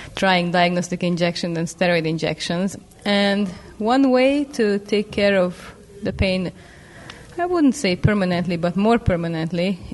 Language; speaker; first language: English; non-native, fluent; Hungarian